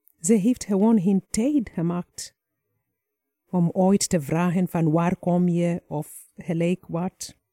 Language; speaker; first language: Dutch; non-native, fluent; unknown